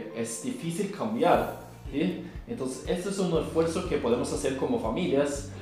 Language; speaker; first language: Spanish; non-native, learner; Norwegian